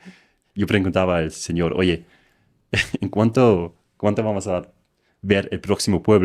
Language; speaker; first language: Spanish; non-native, fluent; German